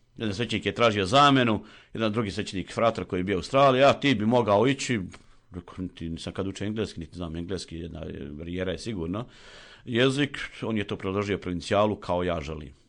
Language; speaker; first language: Croatian; native; Croatian